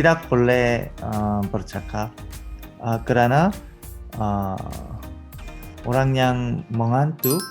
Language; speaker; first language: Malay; non-native, learner; Korean